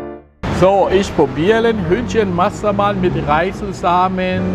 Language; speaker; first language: German; non-native, learner; Thai